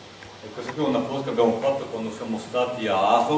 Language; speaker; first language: Italian; native; Italian